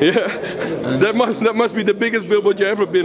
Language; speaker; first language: English; non-native, fluent; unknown